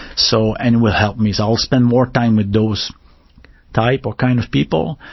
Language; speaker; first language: English; non-native, fluent; French